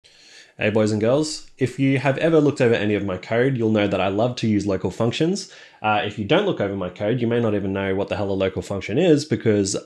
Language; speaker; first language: English; native; English